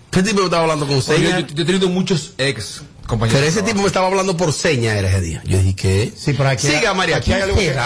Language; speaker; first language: Spanish; native; Spanish